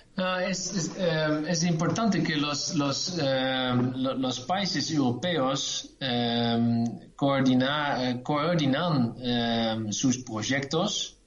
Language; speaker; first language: Spanish; non-native, learner; Dutch